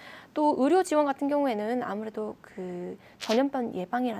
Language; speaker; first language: Korean; native; Korean